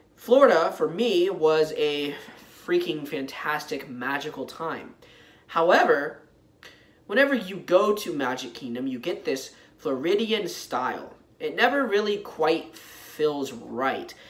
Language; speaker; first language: English; native; English